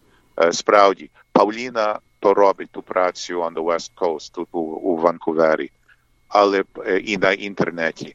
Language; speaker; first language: Ukrainian; early bilingual, heritage; English